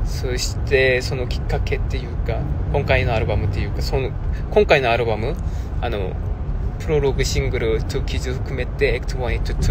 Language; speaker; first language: Japanese; non-native, fluent; Korean